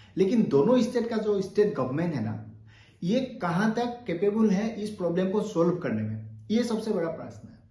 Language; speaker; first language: Hindi; non-native, local second language; Assamese